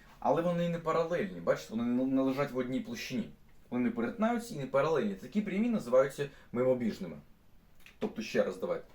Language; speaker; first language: Ukrainian; non-native, local second language; Russian